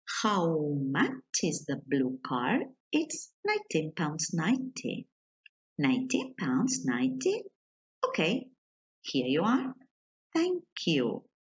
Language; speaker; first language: English; non-native, fluent; Spanish